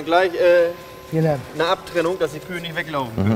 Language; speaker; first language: German; native; German